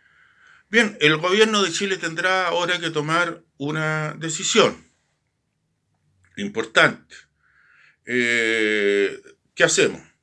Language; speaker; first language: Spanish; native; Spanish